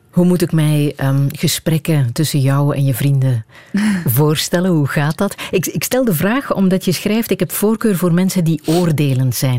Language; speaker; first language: Dutch; native; Dutch